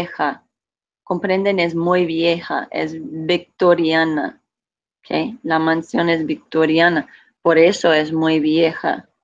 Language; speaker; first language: Spanish; non-native, fluent; English